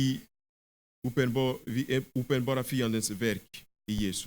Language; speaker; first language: Swedish; non-native, fluent; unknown